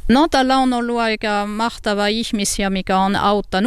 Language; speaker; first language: Finnish; non-native, learner; French